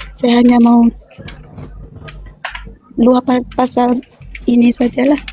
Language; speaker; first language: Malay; non-native, local second language; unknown